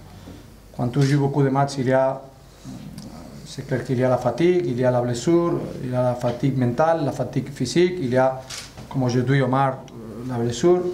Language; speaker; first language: French; non-native, fluent; Spanish